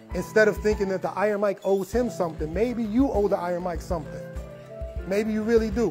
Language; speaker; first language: English; native; English